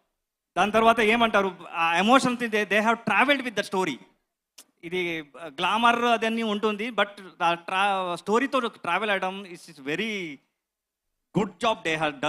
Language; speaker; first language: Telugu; non-native, learner; Kannada